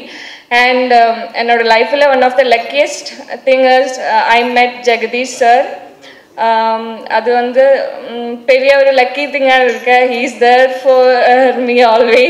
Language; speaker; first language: Tamil; non-native, learner; Malayalam